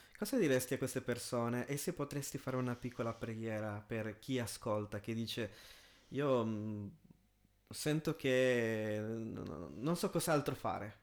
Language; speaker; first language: Italian; non-native, fluent; Spanish